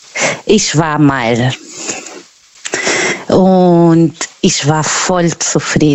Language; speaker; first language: German; non-native, fluent; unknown